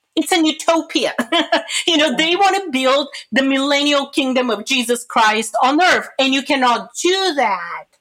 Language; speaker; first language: English; non-native, fluent; Bulgarian